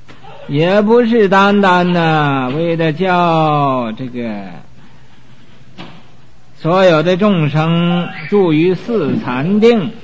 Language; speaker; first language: Chinese; native; Chinese